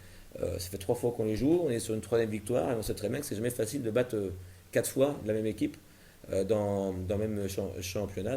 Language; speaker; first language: French; native; French